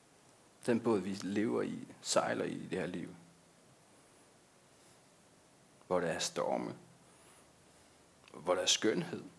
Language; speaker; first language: Danish; native; Danish